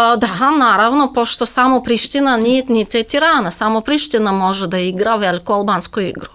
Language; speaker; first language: Serbian; non-native, fluent; Russian